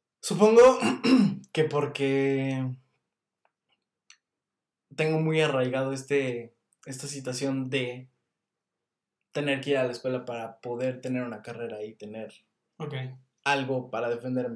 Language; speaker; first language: Spanish; native; Spanish